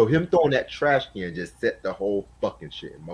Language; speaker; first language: English; native; English